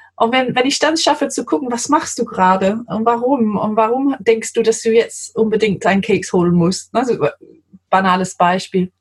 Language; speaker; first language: German; non-native, fluent; English